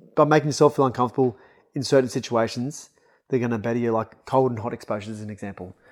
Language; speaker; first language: English; native; English